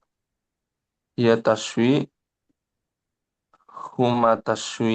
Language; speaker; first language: Arabic; non-native, learner; Indonesian